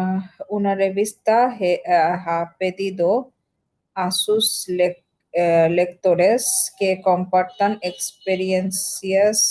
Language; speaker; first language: Spanish; non-native, learner; Bangla